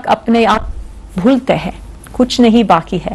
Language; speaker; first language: Hindi; non-native, learner; English